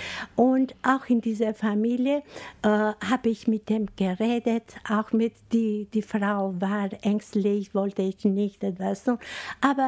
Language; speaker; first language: German; non-native, learner; Albanian